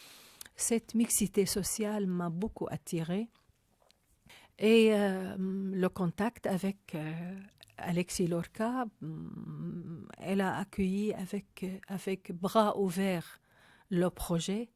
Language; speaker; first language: French; non-native, fluent; Arabic